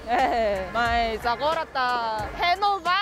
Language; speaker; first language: Portuguese; non-native, fluent; Korean